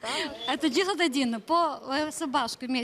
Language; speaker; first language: Albanian; early bilingual, heritage; Albanian